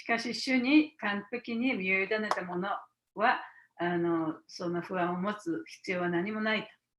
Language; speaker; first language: Japanese; native; Japanese